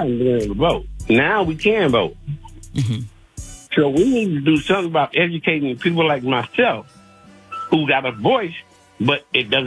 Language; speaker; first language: English; native; English